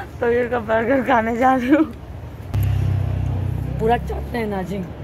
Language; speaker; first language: Hindi; non-native, local second language; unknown